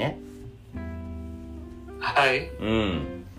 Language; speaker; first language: Japanese; non-native, learner; English